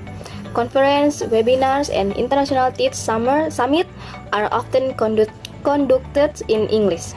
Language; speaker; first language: English; non-native, learner; Indonesian